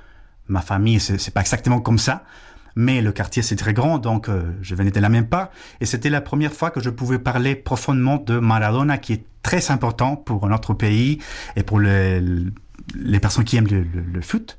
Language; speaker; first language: French; non-native, fluent; Spanish